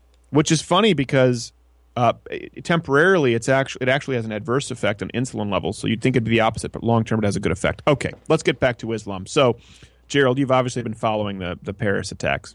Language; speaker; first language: English; early bilingual, other home language; French